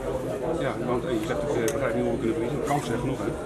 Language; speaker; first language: Dutch; native; Dutch